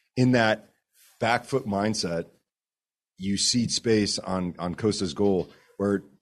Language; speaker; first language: English; early bilingual, other home language; Spanish